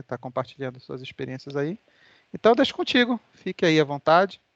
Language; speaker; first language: Portuguese; native; Portuguese